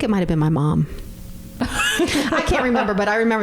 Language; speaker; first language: English; native; English